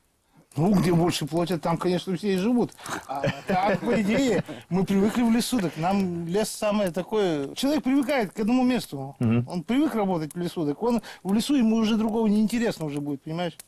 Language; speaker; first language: Russian; native; Russian